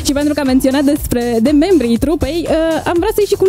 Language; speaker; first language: Romanian; native; Romanian